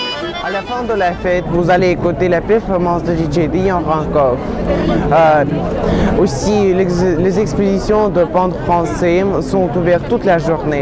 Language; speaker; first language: French; non-native, learner; Russian